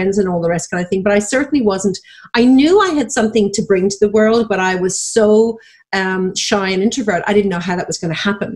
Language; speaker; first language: English; native; English